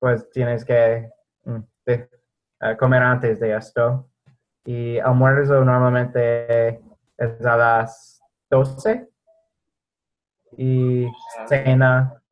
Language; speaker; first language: Spanish; non-native, fluent; English